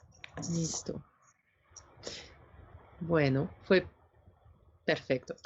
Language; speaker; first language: Spanish; non-native, fluent; French